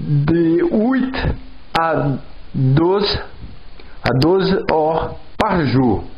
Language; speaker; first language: French; non-native, learner; Portuguese